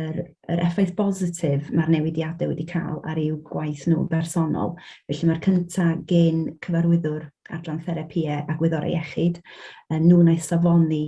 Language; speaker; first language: Welsh; native; Welsh